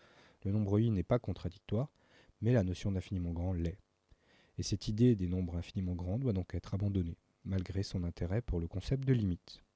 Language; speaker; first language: French; native; French